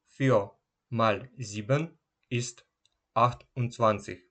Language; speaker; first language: German; non-native, learner; Ukrainian